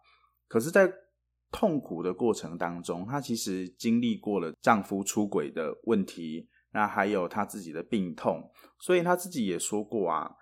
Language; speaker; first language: Chinese; native; Chinese